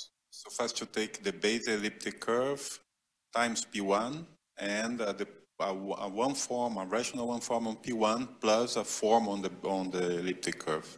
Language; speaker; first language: English; non-native, fluent; Portuguese